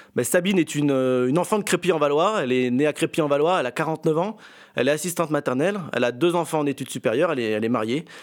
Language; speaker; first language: French; native; French